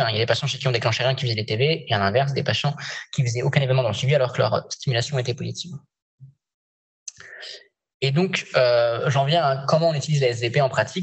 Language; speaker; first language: French; native; French